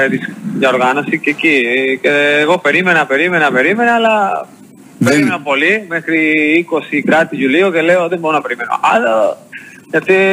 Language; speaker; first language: Greek; non-native, learner; Spanish